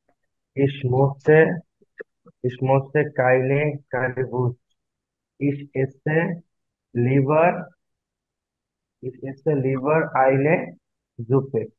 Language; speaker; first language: German; non-native, learner; Bangla